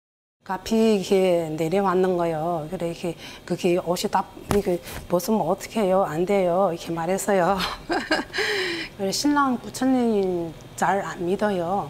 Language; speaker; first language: Korean; non-native, learner; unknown